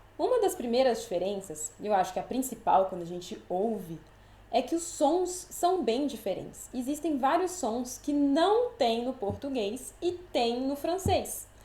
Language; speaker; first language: Portuguese; native; Portuguese